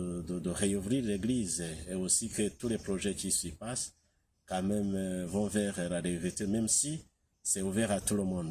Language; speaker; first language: French; non-native, local second language; Kinyarwanda